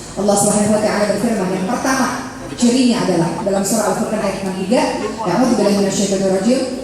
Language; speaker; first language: Indonesian; native; Indonesian